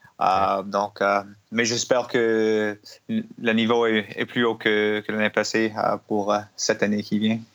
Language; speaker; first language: French; non-native, learner; English